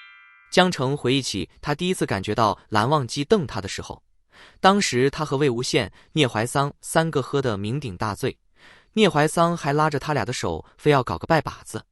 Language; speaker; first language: Chinese; native; Chinese